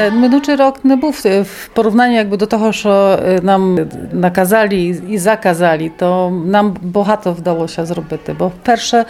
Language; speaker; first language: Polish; non-native, local second language; Ukrainian